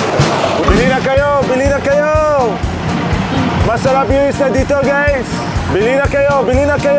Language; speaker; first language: Filipino; non-native, learner; Arabic